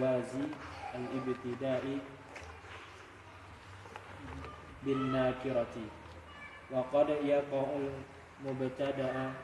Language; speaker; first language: Arabic; non-native, learner; Indonesian